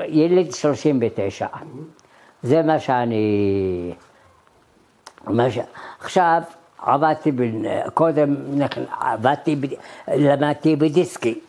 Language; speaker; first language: Hebrew; early bilingual, other home language; Arabic